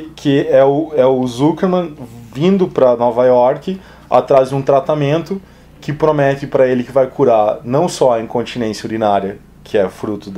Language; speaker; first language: Portuguese; native; Portuguese